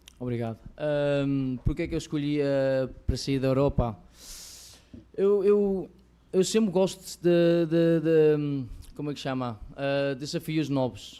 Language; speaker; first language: Portuguese; early bilingual, heritage; Portuguese